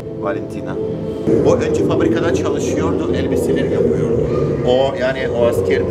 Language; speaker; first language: Turkish; non-native, learner; Russian